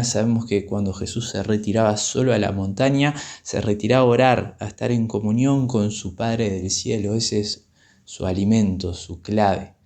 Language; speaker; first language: Spanish; native; Spanish